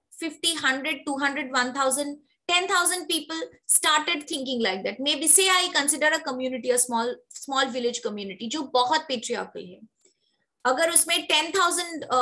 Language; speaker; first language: Hindi; native; Hindi